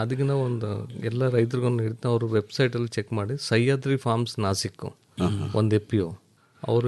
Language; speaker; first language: Kannada; non-native, learner; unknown